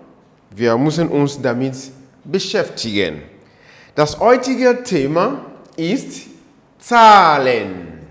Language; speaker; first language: German; non-native, fluent; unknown